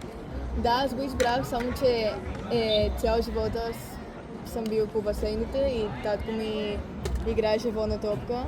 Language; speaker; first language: Bulgarian; early bilingual, heritage; Bulgarian